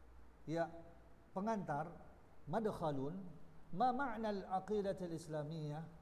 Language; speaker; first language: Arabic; non-native, learner; Indonesian